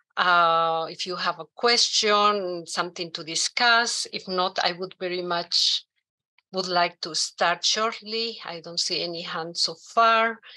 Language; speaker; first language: English; non-native, fluent; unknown